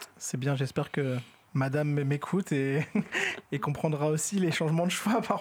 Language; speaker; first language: French; native; French